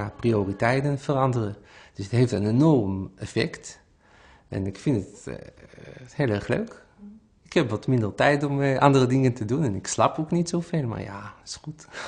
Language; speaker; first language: Dutch; non-native, fluent; Hebrew